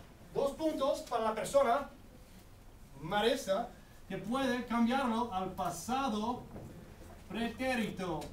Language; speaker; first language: Spanish; non-native, fluent; English